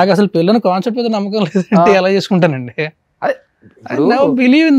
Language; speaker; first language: Telugu; native; Telugu